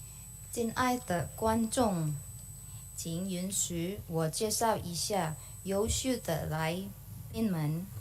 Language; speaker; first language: Chinese; non-native, learner; Indonesian